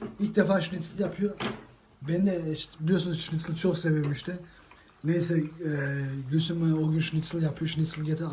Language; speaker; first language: Turkish; early bilingual, heritage; Turkish